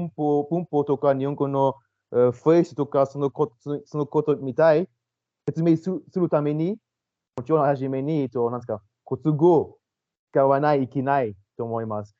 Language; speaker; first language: Japanese; non-native, learner; Luxembourgish